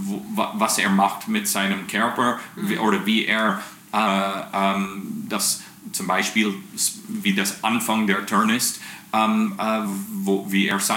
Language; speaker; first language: German; non-native, fluent; English